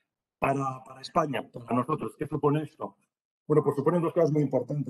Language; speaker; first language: Spanish; native; Spanish